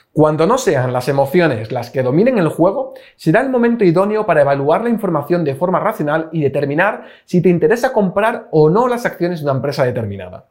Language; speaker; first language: Spanish; native; Spanish